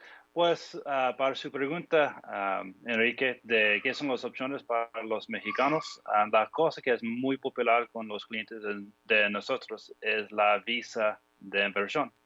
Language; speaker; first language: Spanish; non-native, fluent; English